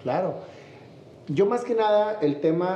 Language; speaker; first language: Spanish; native; Spanish